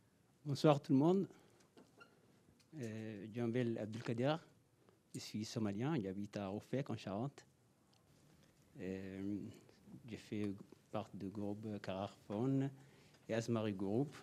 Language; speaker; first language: French; non-native, learner; Somali